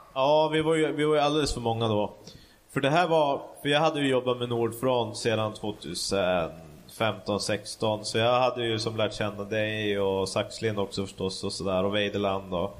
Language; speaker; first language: Swedish; native; Swedish